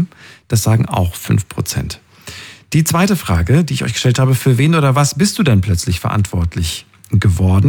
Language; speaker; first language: German; native; German